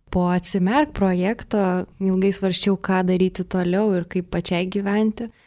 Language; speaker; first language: Lithuanian; early bilingual, heritage; Russian